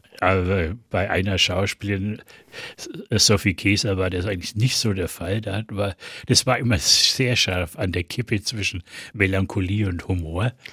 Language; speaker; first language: German; native; German